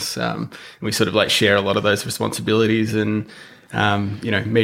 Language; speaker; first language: English; native; English